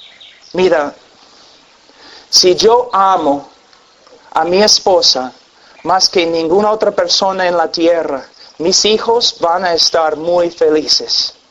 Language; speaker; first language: Spanish; non-native, fluent; English